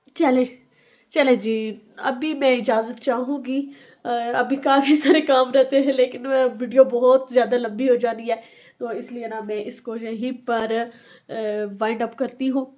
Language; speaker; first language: Urdu; native; Urdu